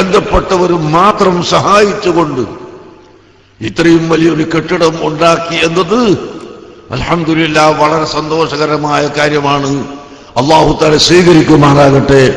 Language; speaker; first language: Malayalam; native; Malayalam